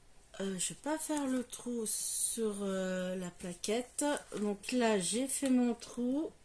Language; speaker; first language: French; native; French